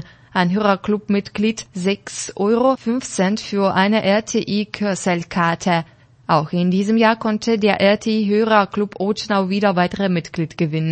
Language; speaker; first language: German; non-native, fluent; Russian